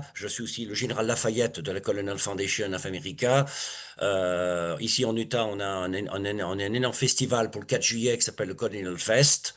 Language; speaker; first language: French; native; French